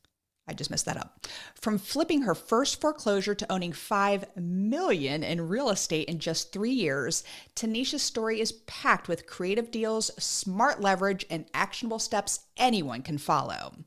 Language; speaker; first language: English; native; English